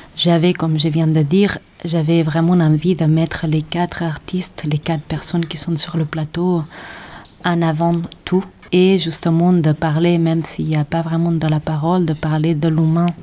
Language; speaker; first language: French; non-native, fluent; Catalan